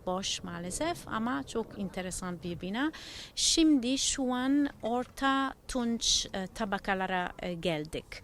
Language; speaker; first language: Turkish; non-native, learner; Italian